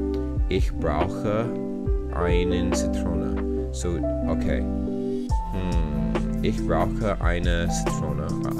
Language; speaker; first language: German; non-native, learner; English